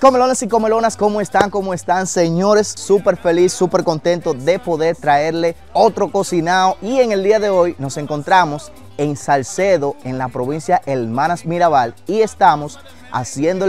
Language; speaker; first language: Spanish; native; Spanish